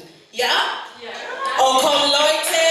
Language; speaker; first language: German; non-native, fluent; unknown